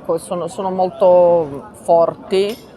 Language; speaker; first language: Italian; non-native, learner; Serbian